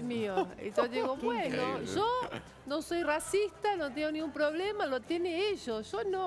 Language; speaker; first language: Spanish; non-native, fluent; Portuguese